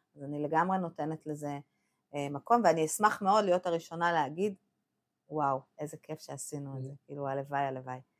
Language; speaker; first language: Hebrew; native; Hebrew